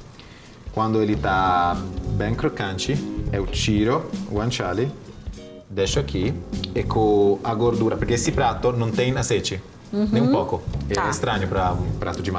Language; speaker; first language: Portuguese; non-native, fluent; Italian